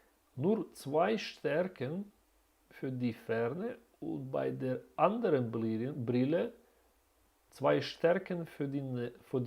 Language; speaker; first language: German; non-native, learner; Russian